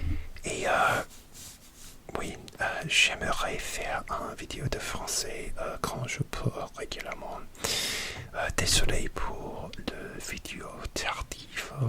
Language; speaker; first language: French; non-native, learner; English